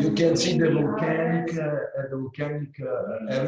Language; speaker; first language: English; non-native, learner; Italian